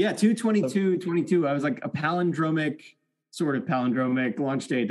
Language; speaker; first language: English; early bilingual, other home language; French